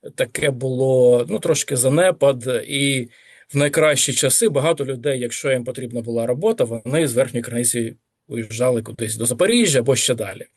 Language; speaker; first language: Ukrainian; native; Ukrainian